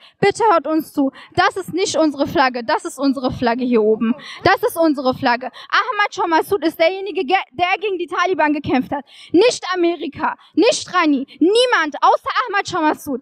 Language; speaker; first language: German; early bilingual, other home language; Persian